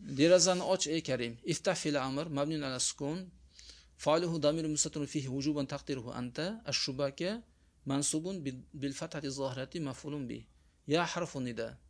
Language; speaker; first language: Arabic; non-native, fluent; Uzbek